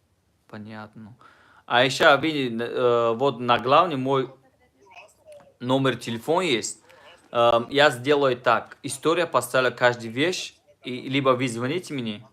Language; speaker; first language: Russian; non-native, fluent; Tajik